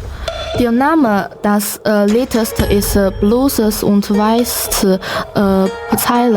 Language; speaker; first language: German; non-native, learner; Chinese